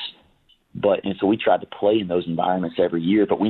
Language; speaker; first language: English; native; English